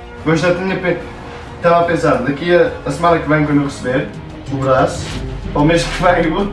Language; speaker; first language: Portuguese; early bilingual, heritage; Portuguese